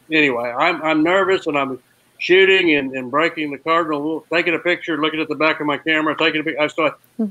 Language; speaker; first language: English; native; English